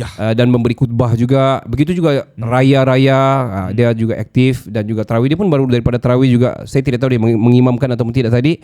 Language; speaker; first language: Malay; native; Malay